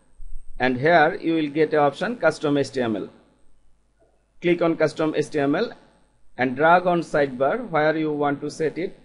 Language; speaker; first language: English; non-native, local second language; Bangla